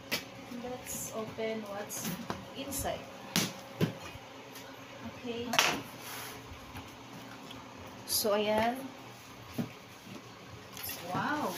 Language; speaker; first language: English; non-native, local second language; Filipino